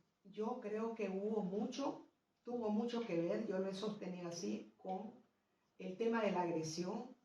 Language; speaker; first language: Spanish; native; Spanish